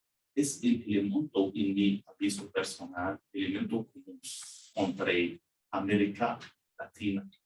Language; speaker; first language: Spanish; non-native, learner; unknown